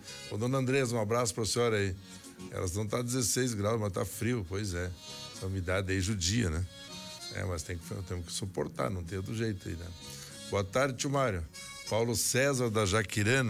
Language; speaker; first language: Portuguese; native; Portuguese